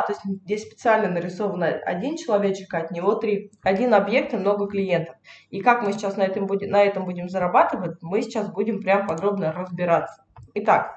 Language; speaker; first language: Russian; native; Russian